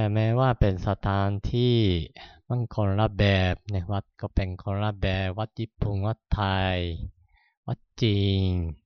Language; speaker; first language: Thai; non-native, fluent; Japanese